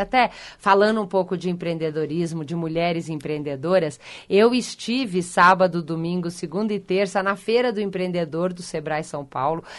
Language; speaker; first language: Portuguese; native; Portuguese